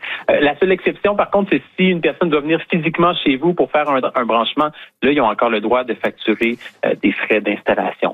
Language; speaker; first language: French; native; French